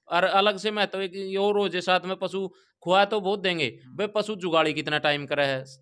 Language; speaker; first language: Hindi; native; Hindi